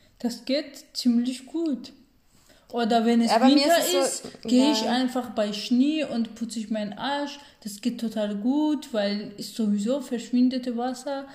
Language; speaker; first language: German; non-native, learner; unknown